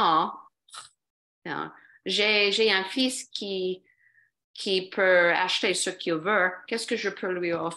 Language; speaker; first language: French; non-native, fluent; English